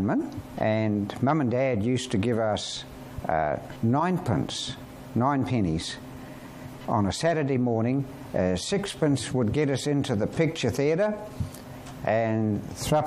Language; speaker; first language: English; native; English